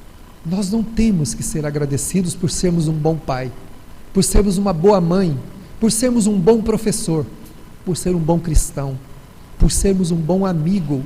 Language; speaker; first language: Portuguese; native; Portuguese